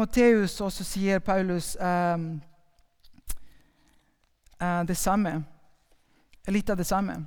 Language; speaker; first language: Norwegian; non-native, fluent; Spanish